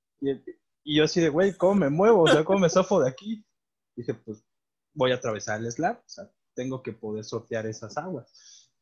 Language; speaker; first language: Spanish; native; Spanish